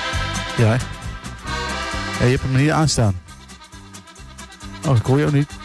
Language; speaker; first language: Dutch; native; Dutch